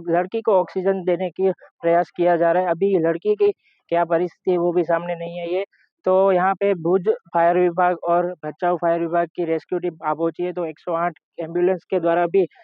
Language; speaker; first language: Hindi; non-native, local second language; Gujarati